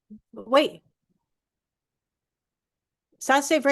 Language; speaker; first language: French; non-native, fluent; English